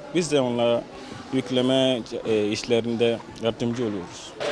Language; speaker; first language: Turkish; non-native, fluent; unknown